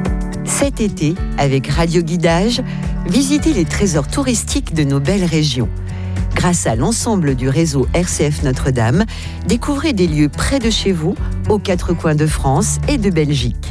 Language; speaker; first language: French; native; French